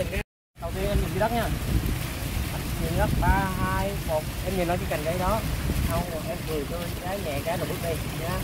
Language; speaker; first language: Vietnamese; native; Vietnamese